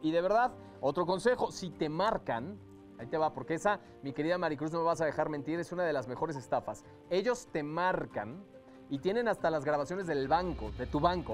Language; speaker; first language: Spanish; native; Spanish